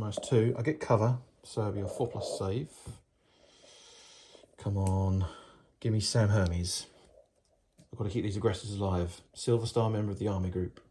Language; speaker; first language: English; native; English